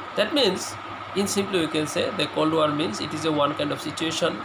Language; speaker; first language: English; non-native, local second language; Assamese